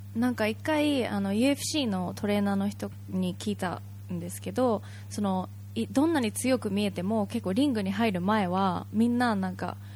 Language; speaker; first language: Japanese; native; Japanese